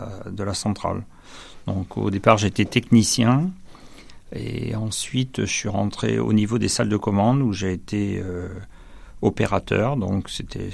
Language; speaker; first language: French; native; French